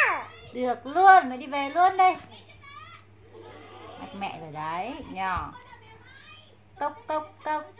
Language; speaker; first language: Vietnamese; native; Vietnamese